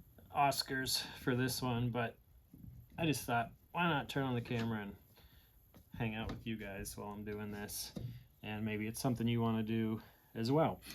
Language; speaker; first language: English; native; English